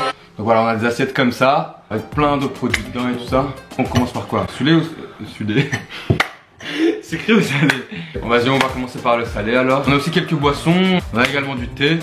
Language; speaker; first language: French; native; French